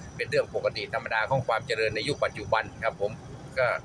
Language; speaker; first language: Thai; non-native, local second language; Khmer